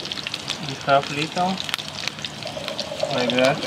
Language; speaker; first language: English; non-native, learner; Russian